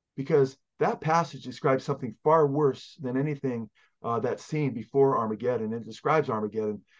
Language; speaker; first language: English; native; English